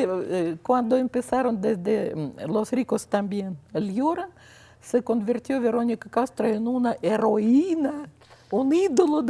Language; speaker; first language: Spanish; non-native, fluent; Russian